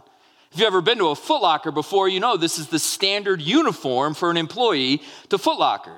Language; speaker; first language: English; native; English